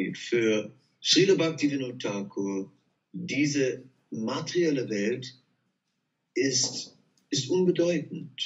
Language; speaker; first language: German; non-native, fluent; Dutch